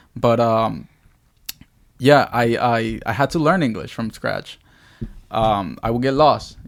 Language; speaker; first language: English; early bilingual, other home language; Spanish